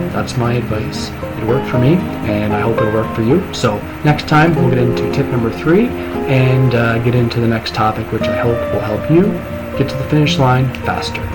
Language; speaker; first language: English; native; English